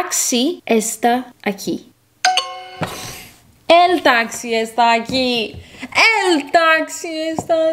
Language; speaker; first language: Spanish; non-native, learner; Greek